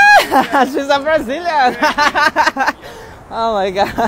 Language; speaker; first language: English; non-native, learner; Portuguese